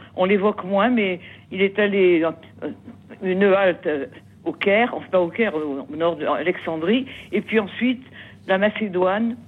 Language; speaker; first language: French; native; French